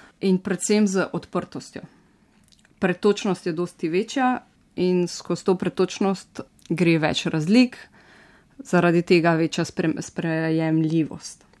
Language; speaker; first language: Slovenian; native; Slovenian